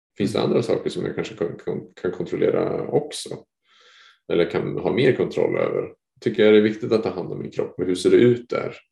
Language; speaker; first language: Swedish; native; Swedish